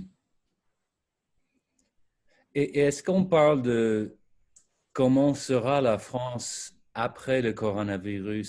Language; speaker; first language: French; non-native, fluent; English